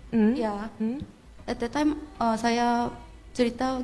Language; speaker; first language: Indonesian; non-native, fluent; Korean